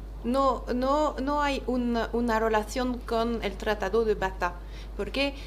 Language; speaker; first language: Spanish; non-native, fluent; French